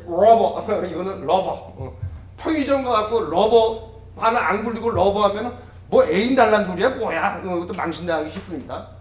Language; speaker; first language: Korean; native; Korean